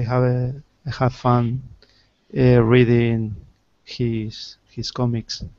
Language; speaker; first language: English; non-native, learner; Spanish